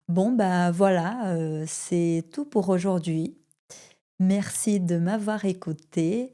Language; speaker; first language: French; non-native, fluent; Portuguese